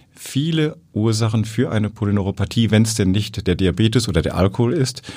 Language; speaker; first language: German; native; German